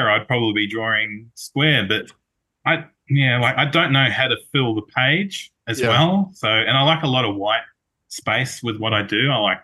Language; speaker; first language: English; native; English